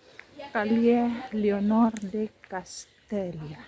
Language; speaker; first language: Spanish; non-native, learner; Filipino